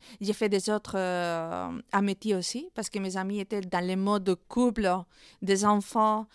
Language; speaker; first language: French; non-native, fluent; Spanish